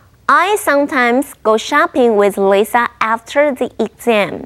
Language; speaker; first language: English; non-native, fluent; Chinese